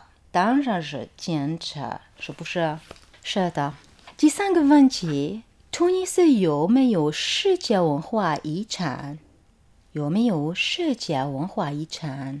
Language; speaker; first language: Chinese; non-native, fluent; Arabic